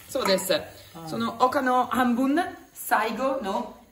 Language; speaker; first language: Japanese; non-native, learner; Italian